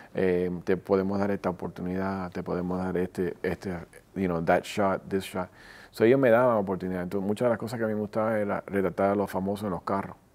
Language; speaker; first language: Spanish; early bilingual, heritage; Spanish